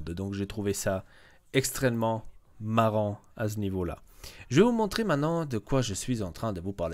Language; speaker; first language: French; native; French